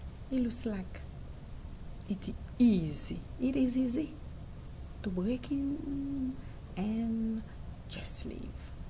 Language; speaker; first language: English; non-native, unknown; Haitian Creole